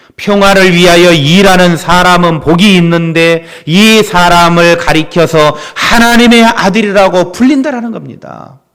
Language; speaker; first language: Korean; native; Korean